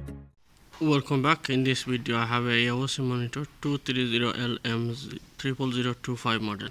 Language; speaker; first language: English; non-native, fluent; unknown